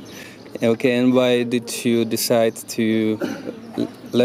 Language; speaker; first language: English; non-native, fluent; Czech